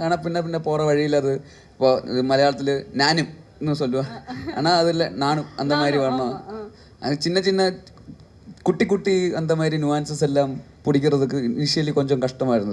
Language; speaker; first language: Tamil; non-native, learner; Malayalam